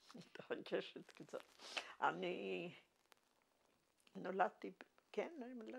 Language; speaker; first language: Hebrew; non-native, fluent; Yiddish